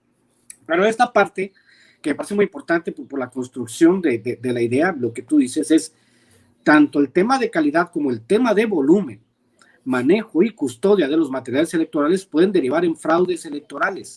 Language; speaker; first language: Spanish; native; Spanish